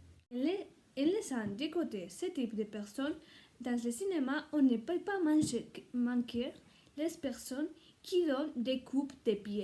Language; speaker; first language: French; non-native, learner; Spanish